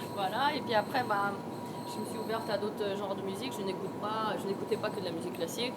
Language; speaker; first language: French; early bilingual, other home language; Korean